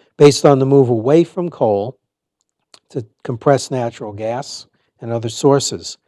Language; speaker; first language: English; native; English